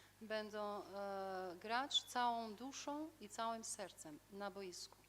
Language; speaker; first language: Polish; non-native, fluent; Albanian